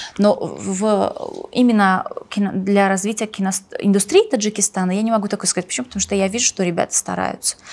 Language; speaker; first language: Russian; non-native, local second language; Tajik